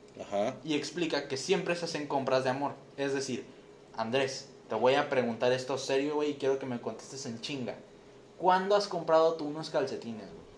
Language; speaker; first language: Spanish; native; Spanish